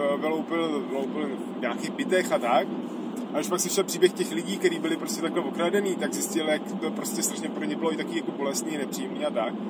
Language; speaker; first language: Czech; native; Czech